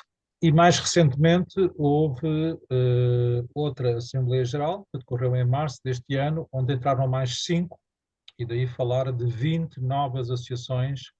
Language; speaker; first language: Portuguese; native; Portuguese